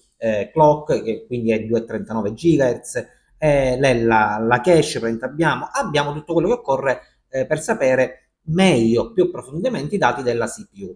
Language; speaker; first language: Italian; native; Italian